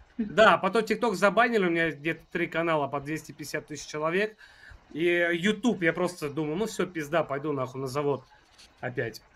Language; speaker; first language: Russian; native; Russian